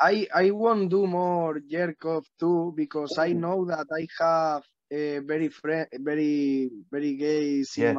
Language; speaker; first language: English; non-native, learner; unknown